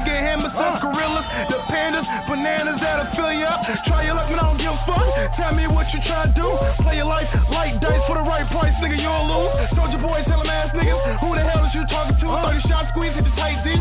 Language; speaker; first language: English; native; English